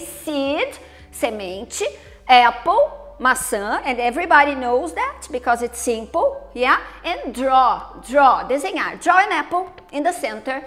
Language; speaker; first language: English; non-native, fluent; Portuguese